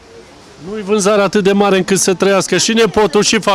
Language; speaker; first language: Romanian; native; Romanian